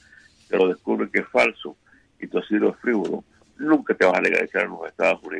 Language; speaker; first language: Spanish; native; Spanish